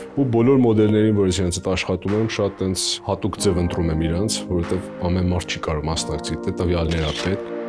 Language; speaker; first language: Armenian; early bilingual, heritage; Armenian